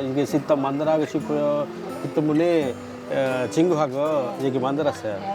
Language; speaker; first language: Korean; non-native, learner; Sinhala